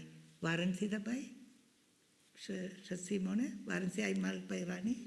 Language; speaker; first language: German; non-native, fluent; Malayalam